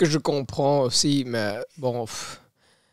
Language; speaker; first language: French; non-native, local second language; Dutch